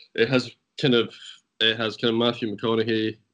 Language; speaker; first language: English; native; English